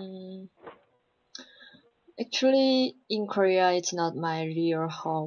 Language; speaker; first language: English; non-native, learner; Chinese